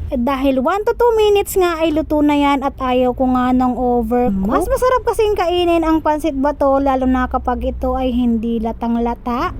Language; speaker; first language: Filipino; non-native, local second language; Bikol